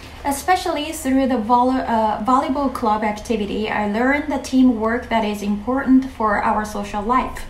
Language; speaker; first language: English; non-native, fluent; Japanese